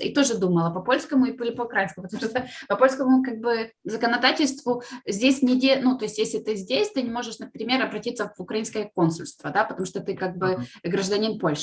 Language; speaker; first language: Russian; native; Russian